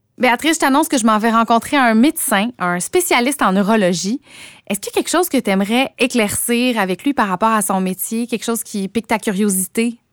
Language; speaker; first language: French; native; French